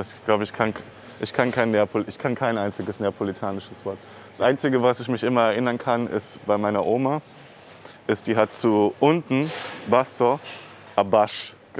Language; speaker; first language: German; native; German